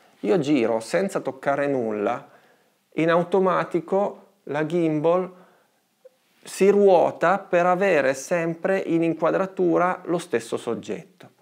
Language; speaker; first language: Italian; native; Italian